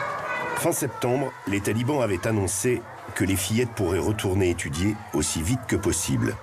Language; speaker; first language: French; native; French